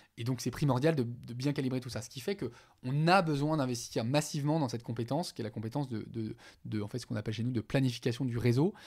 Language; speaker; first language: French; native; French